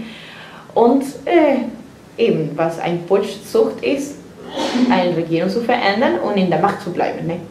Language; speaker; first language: German; non-native, fluent; Spanish